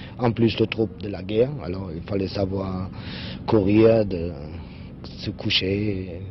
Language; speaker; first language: French; non-native, fluent; German